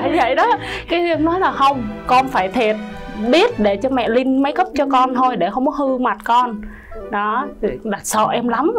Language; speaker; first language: Vietnamese; native; Vietnamese